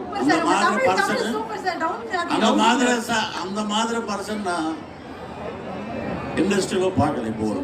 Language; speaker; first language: Tamil; non-native, learner; Telugu